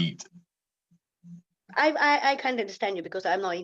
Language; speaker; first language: English; non-native, fluent; Lithuanian